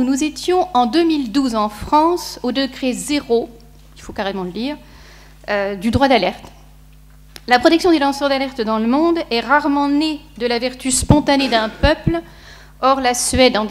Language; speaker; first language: French; native; French